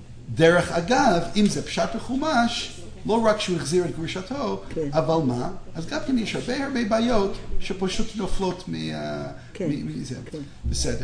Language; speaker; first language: Hebrew; non-native, fluent; English